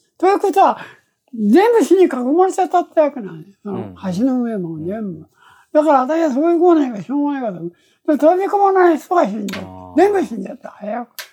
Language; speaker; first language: Japanese; native; Japanese